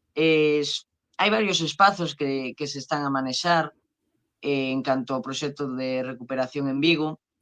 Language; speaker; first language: Galician; native; Galician